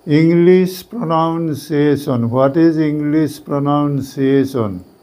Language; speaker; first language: English; non-native, local second language; Assamese